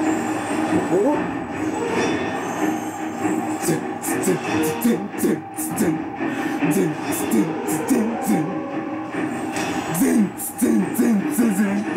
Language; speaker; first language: Japanese; native; Japanese